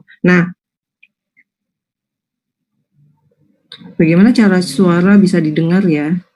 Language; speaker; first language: Indonesian; native; Indonesian